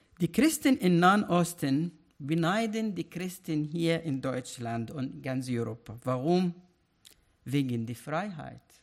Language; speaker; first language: German; non-native, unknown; Arabic